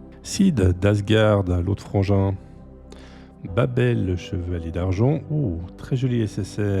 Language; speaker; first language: French; native; French